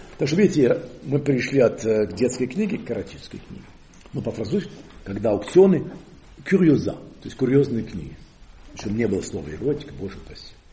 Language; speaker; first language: Russian; non-native, fluent; Occitan